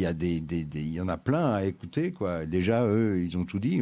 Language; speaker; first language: French; native; French